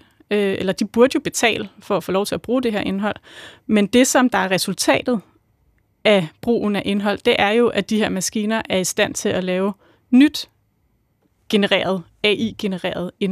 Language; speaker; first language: Danish; native; Danish